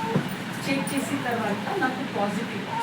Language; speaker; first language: Telugu; non-native, learner; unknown